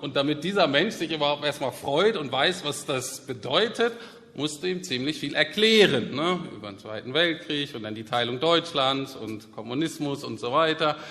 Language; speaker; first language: German; native; German